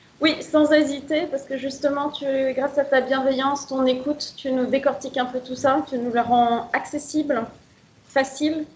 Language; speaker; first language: French; native; French